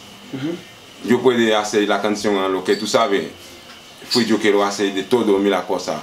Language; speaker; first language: Spanish; non-native, learner; Haitian Creole